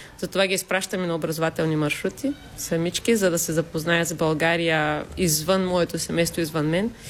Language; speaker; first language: Bulgarian; native; Bulgarian